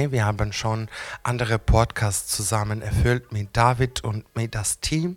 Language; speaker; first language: German; non-native, fluent; Greek